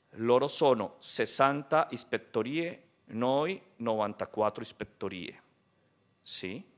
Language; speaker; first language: Italian; non-native, fluent; Spanish